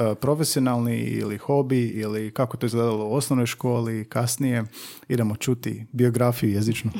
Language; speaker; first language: Croatian; native; Croatian